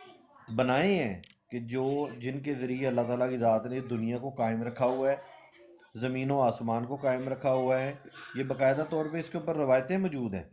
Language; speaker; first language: Hindi; non-native, local second language; Punjabi